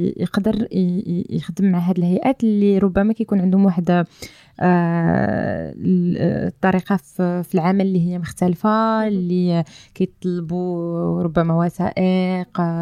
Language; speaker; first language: Arabic; native; Arabic